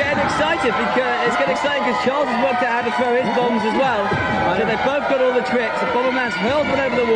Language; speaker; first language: English; native; English